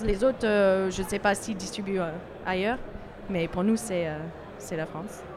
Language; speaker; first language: French; non-native, fluent; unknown